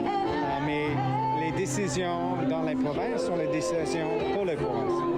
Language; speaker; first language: French; non-native, local second language; English